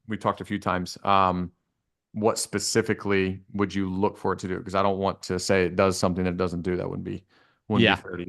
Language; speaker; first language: English; native; English